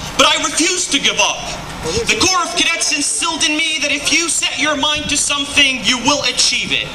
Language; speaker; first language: English; non-native, fluent; Arabic